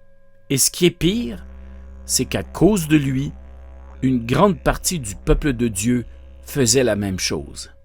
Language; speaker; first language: French; native; French